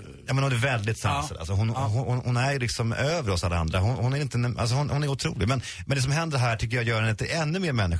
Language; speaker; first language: Swedish; native; Swedish